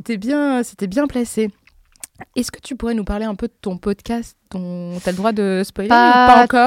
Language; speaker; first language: French; native; French